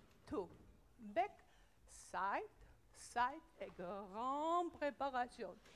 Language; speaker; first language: English; non-native, learner; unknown